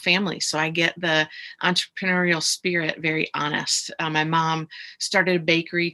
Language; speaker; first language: English; native; English